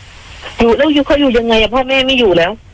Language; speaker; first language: Thai; native; Thai